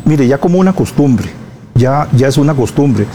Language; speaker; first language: Spanish; native; Spanish